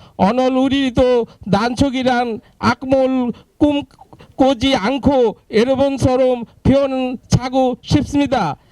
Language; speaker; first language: Korean; non-native, learner; Bangla